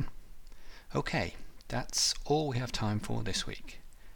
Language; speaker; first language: English; native; English